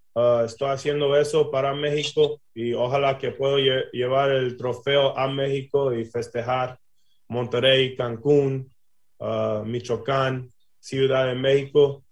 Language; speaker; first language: Spanish; early bilingual, heritage; English